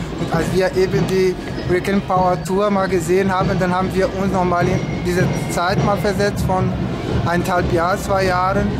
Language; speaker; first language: German; non-native, fluent; Portuguese